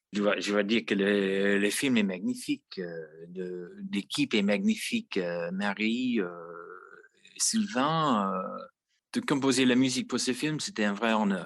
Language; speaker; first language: French; non-native, fluent; English